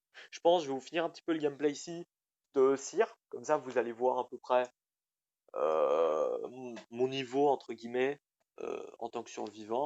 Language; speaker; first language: French; native; French